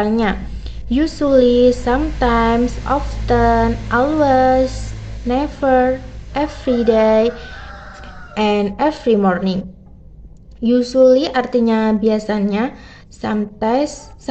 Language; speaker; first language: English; non-native, learner; Indonesian